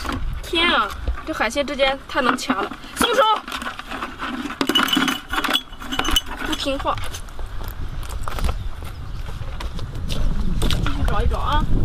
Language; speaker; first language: Chinese; native; Chinese